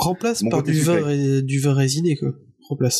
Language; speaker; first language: French; native; French